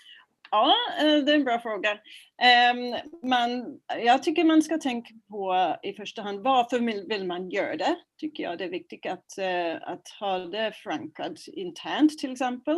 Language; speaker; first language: Swedish; non-native, fluent; English